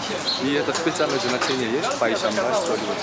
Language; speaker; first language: Russian; non-native, learner; Korean